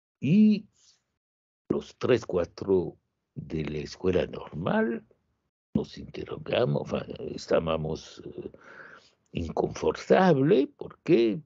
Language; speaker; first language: Spanish; non-native, fluent; French